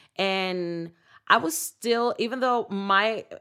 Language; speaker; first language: English; non-native, fluent; Spanish